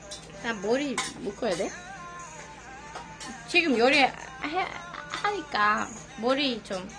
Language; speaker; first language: Korean; non-native, learner; Swedish